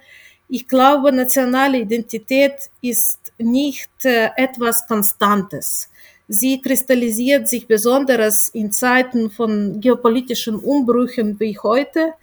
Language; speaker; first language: German; non-native, fluent; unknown